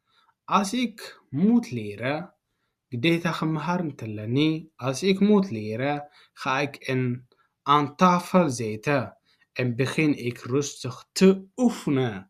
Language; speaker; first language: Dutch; non-native, learner; Tigrinya